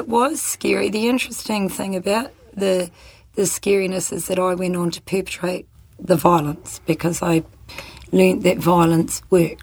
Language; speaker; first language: English; native; English